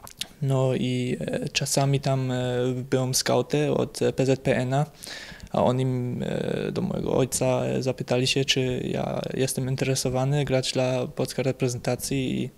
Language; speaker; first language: Polish; early bilingual, heritage; Polish